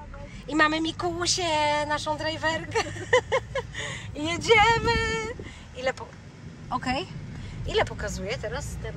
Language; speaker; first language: Polish; native; Polish